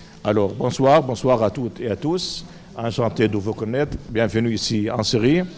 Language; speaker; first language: French; non-native, fluent; Arabic